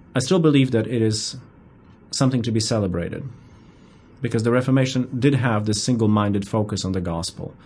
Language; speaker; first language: English; non-native, fluent; Polish